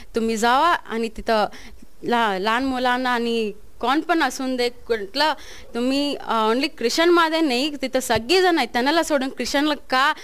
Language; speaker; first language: Marathi; non-native, local second language; Kannada